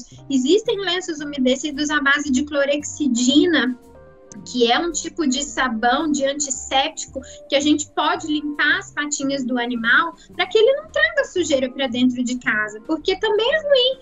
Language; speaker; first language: Portuguese; native; Portuguese